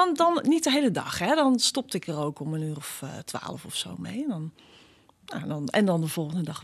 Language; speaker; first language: Dutch; native; Dutch